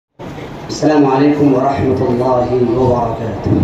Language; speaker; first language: Arabic; non-native, fluent; Urdu